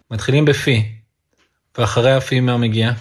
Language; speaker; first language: Hebrew; native; Hebrew